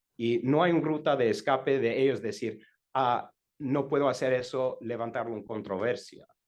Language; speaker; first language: Spanish; non-native, learner; English